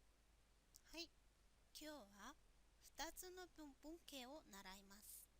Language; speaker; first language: Japanese; non-native, fluent; Mongolian